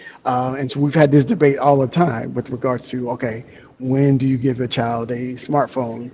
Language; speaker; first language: English; native; English